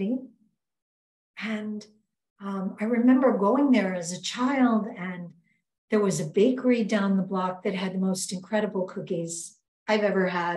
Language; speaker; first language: English; native; English